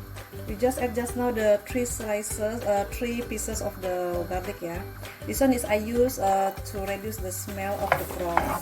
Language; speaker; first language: English; non-native, learner; Indonesian